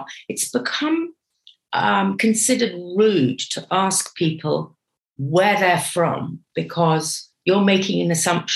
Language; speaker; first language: English; native; English